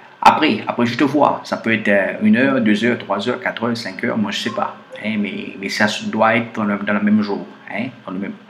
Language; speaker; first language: French; non-native, fluent; Portuguese